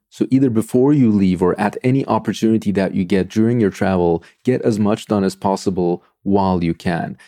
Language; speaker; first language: English; non-native, fluent; Turkish